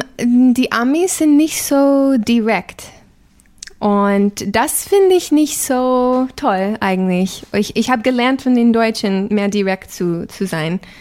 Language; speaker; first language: German; non-native, fluent; English